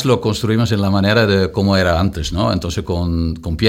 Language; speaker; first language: Spanish; non-native, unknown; Dutch